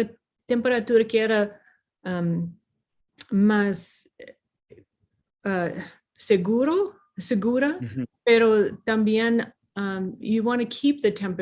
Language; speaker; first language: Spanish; non-native, fluent; English